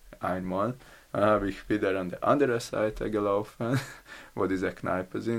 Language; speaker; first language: German; non-native, learner; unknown